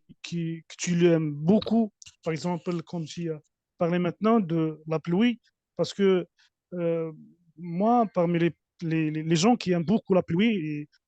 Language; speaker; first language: French; non-native, learner; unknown